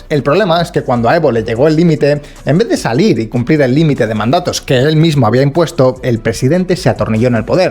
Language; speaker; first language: Spanish; native; Spanish